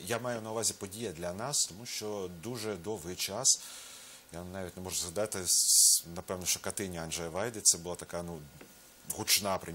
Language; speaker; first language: Ukrainian; native; Ukrainian